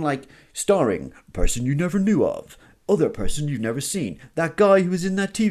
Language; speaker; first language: English; native; English